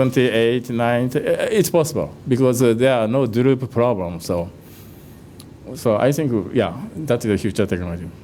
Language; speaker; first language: English; non-native, fluent; Japanese